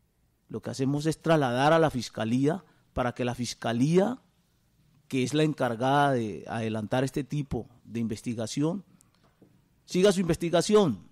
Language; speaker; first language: Spanish; native; Spanish